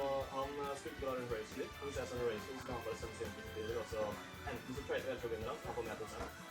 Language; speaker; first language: Norwegian; native; Norwegian